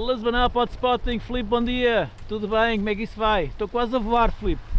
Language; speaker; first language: Portuguese; native; Portuguese